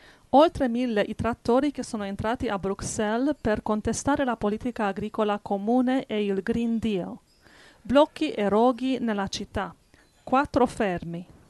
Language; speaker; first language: Italian; native; Italian